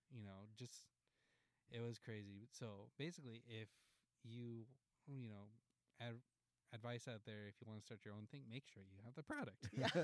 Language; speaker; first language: English; early bilingual, other home language; Spanish